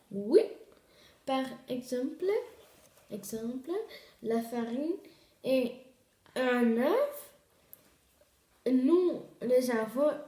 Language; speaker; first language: French; non-native, learner; Dutch